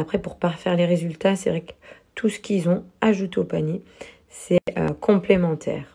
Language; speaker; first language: French; native; French